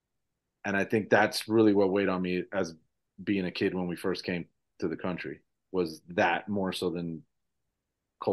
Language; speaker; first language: English; early bilingual, other home language; Spanish